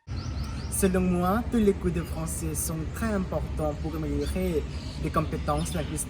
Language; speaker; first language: French; non-native, fluent; Thai